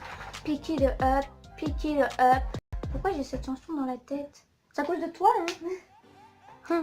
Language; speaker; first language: French; native; French